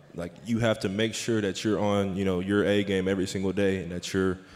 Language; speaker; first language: English; native; English